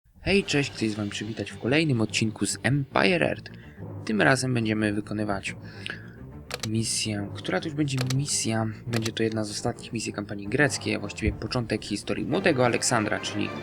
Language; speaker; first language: Polish; native; Polish